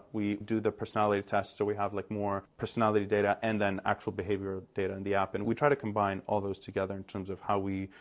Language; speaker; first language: English; non-native, fluent; Greek